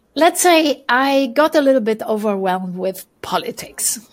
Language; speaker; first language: English; non-native, fluent; Romanian